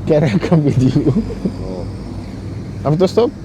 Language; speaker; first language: Russian; non-native, learner; Hindi